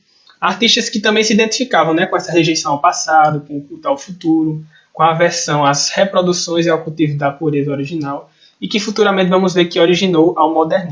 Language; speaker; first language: Portuguese; native; Portuguese